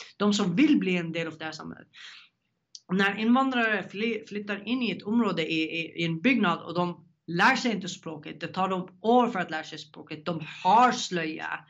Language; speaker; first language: Swedish; non-native, fluent; Arabic